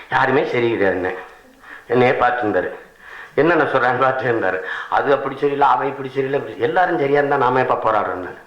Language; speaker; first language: Tamil; native; Tamil